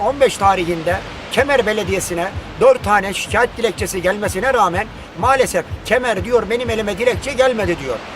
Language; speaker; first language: Turkish; native; Turkish